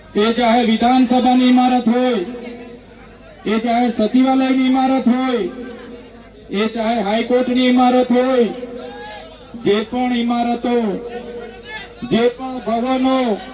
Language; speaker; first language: Gujarati; non-native, local second language; Vasavi